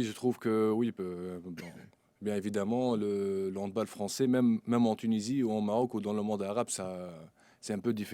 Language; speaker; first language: French; non-native, local second language; Arabic